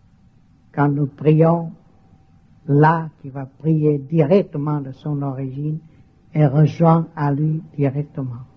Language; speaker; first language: French; non-native, learner; Vietnamese